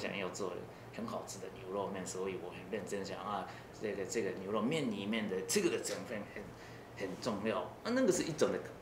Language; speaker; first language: Chinese; non-native, learner; Japanese